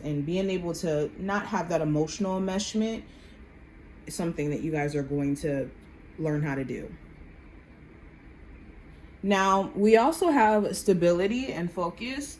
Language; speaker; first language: English; native; English